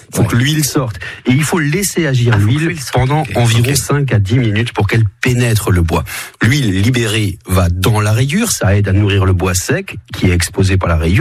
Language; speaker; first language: French; native; French